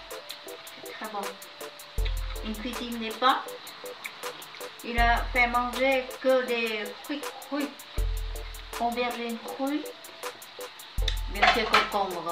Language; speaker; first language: French; non-native, fluent; Vietnamese